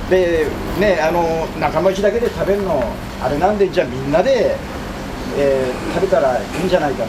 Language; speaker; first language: Japanese; native; Japanese